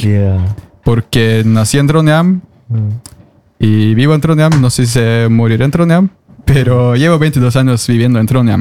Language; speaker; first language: Spanish; non-native, fluent; Norwegian